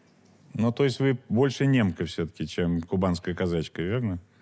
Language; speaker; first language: Russian; native; Russian